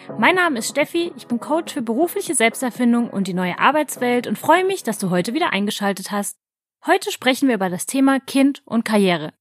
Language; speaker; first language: German; native; German